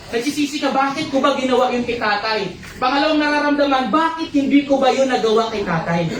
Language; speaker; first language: Filipino; non-native, local second language; Cebuano